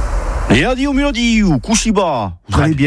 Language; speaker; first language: French; native; French